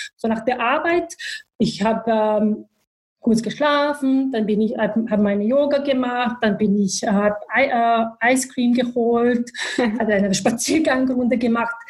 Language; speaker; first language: German; non-native, fluent; Bosnian